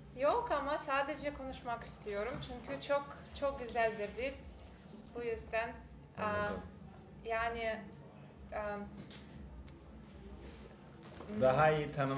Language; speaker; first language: Turkish; non-native, learner; Russian